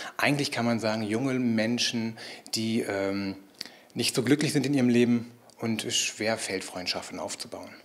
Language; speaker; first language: German; native; German